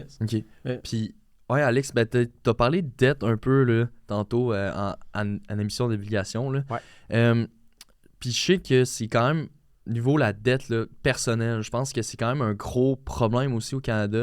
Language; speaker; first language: French; native; French